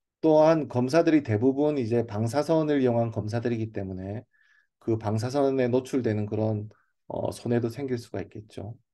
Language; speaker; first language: Korean; native; Korean